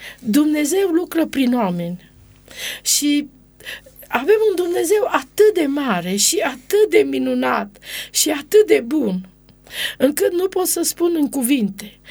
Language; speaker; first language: Romanian; non-native, local second language; Romany